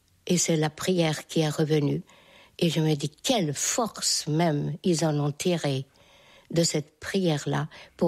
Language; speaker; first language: French; non-native, fluent; Hungarian